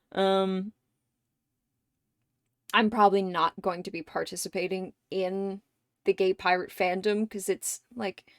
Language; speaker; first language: English; native; English